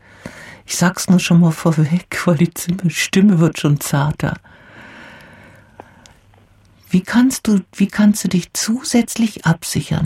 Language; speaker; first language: German; native; German